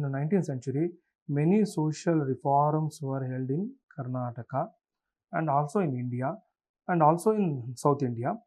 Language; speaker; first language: English; non-native, local second language; Kannada